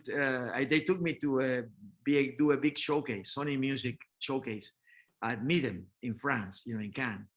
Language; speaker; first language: English; non-native, fluent; Spanish